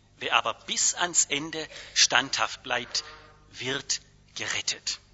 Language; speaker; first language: German; native; German